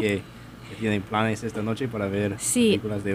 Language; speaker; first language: Spanish; non-native, learner; English